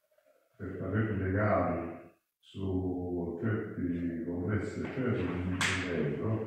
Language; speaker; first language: Italian; native; Italian